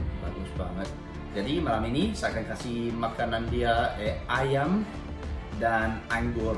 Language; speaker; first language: Indonesian; non-native, learner; English